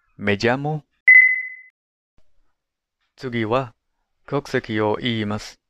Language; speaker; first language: Japanese; non-native, fluent; Spanish